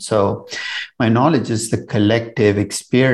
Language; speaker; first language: English; non-native, local second language; Tamil